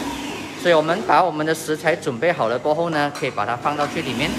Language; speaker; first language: Chinese; native; Chinese